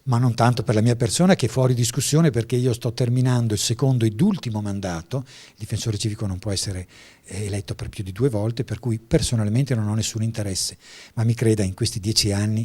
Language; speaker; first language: Italian; native; Italian